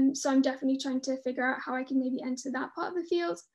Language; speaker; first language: English; native; English